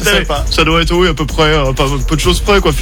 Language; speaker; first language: French; native; French